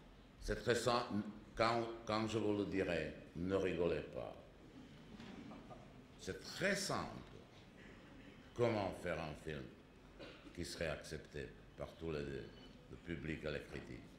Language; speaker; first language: French; non-native, fluent; Czech